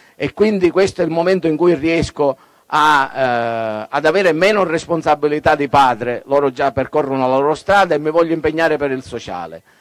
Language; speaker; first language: Italian; native; Italian